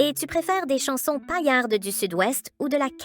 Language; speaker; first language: French; native; French